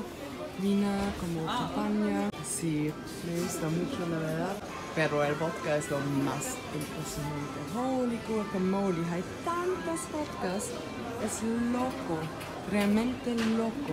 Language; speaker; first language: Spanish; non-native, learner; German